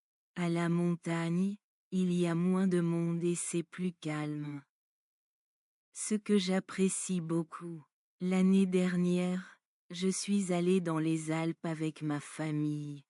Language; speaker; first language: French; non-native, learner; Bangla